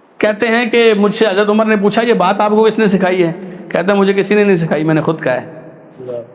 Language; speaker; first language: Urdu; non-native, local second language; Punjabi